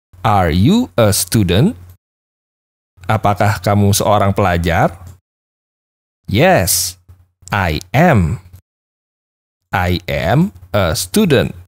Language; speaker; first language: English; non-native, fluent; Indonesian